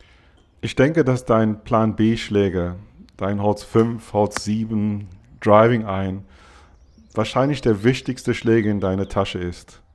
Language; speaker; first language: German; non-native, fluent; English